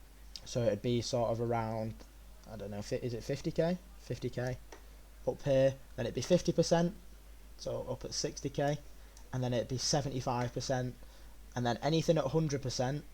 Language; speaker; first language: English; native; English